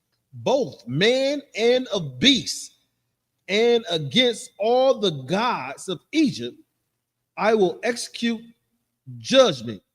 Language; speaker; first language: English; native; English